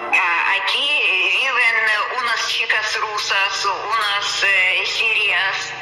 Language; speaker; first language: Spanish; non-native, learner; Russian